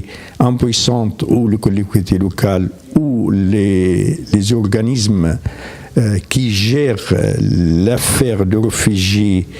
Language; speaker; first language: French; non-native, fluent; Arabic